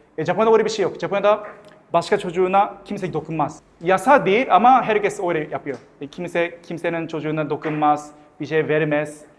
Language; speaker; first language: Turkish; non-native, fluent; Japanese